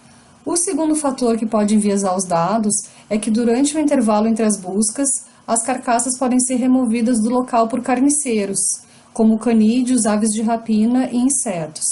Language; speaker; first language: Portuguese; native; Portuguese